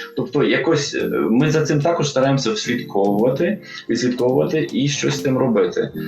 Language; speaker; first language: Ukrainian; native; Ukrainian